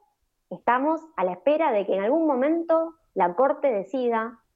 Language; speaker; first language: Spanish; native; Spanish